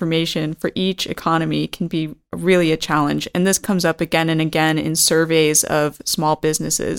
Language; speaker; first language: English; native; English